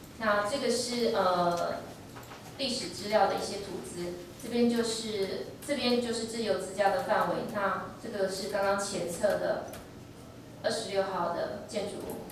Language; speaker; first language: Chinese; native; Chinese